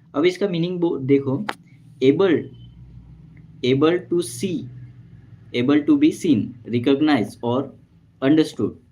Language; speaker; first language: Hindi; non-native, local second language; Marathi